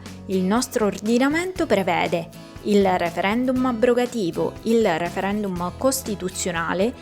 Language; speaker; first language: Italian; native; Italian